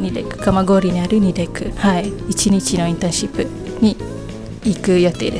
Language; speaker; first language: Japanese; non-native, fluent; Malay